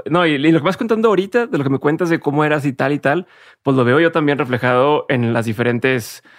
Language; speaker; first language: Spanish; native; Spanish